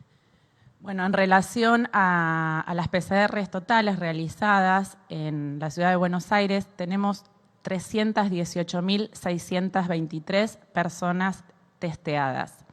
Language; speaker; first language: Spanish; native; Spanish